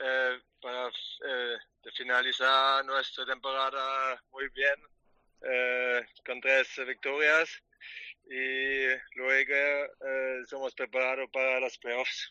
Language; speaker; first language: Spanish; non-native, learner; German